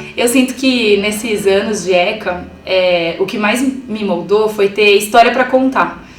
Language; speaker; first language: Portuguese; early bilingual, other home language; Spanish